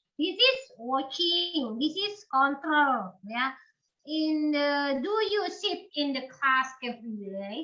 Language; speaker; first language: English; non-native, learner; Indonesian